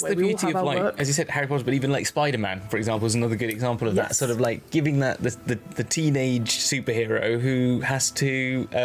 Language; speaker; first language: English; native; English